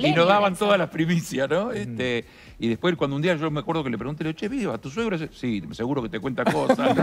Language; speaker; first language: Spanish; native; Spanish